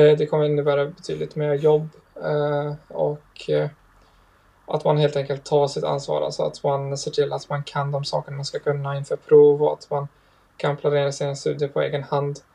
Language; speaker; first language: Swedish; early bilingual, other home language; Arabic